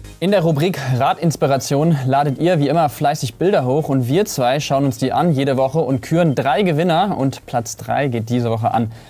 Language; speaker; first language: German; native; German